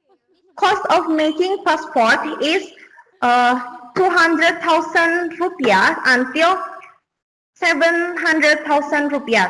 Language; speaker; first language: English; non-native, learner; Indonesian